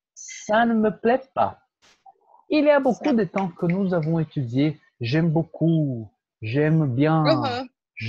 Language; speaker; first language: French; non-native, fluent; Portuguese